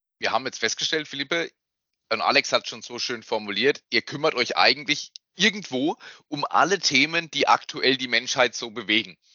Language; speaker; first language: German; native; German